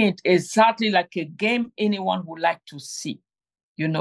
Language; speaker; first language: English; non-native, local second language; French